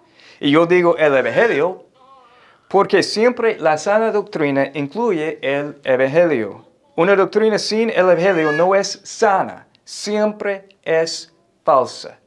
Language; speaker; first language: Spanish; non-native, fluent; English